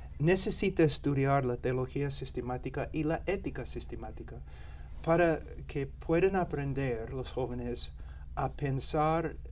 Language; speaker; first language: Spanish; non-native, fluent; English